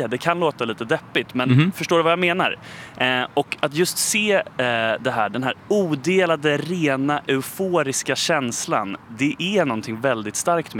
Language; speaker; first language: Swedish; native; Swedish